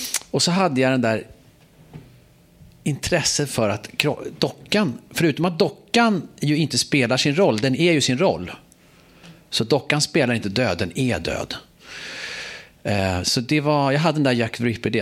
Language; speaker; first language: Swedish; native; Swedish